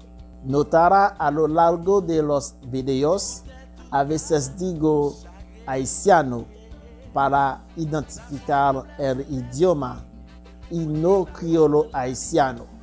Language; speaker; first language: Spanish; non-native, fluent; Haitian Creole